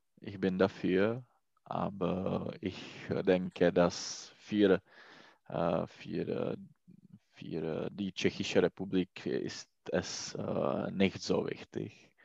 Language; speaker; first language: German; non-native, learner; Czech